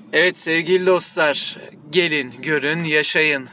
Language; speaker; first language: Turkish; native; Turkish